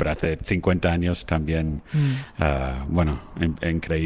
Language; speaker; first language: Spanish; non-native, fluent; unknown